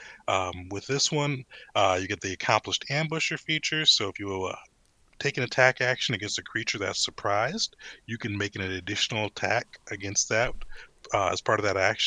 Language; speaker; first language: English; native; English